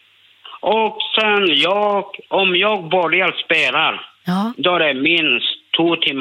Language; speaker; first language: Swedish; non-native, learner; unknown